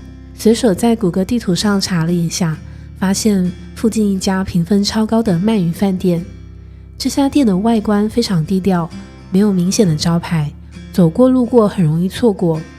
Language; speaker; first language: Chinese; native; Chinese